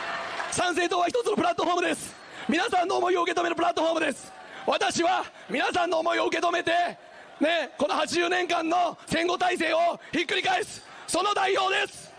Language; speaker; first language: Japanese; native; Japanese